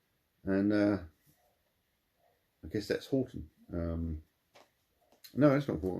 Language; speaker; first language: English; native; English